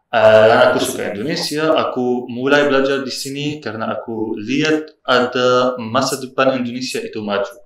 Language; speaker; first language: Indonesian; non-native, learner; Arabic